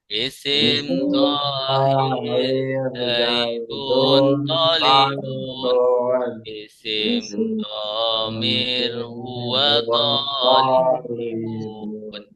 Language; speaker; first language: Arabic; non-native, fluent; Indonesian